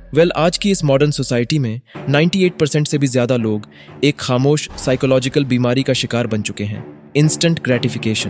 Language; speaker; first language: Hindi; native; Hindi